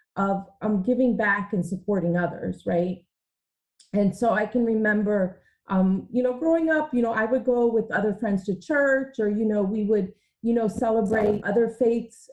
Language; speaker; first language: English; early bilingual, other home language; Hindi